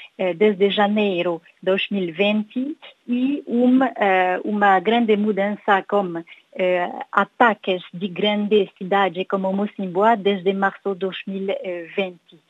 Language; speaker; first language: Portuguese; non-native, learner; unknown